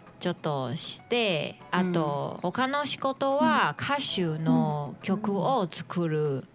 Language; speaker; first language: Japanese; non-native, learner; Chinese